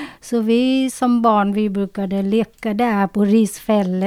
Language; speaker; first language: Swedish; non-native, learner; Vietnamese